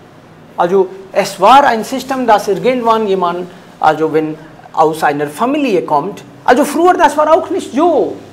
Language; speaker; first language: German; non-native, fluent; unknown